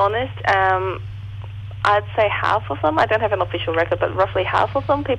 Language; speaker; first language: English; non-native, local second language; Cantonese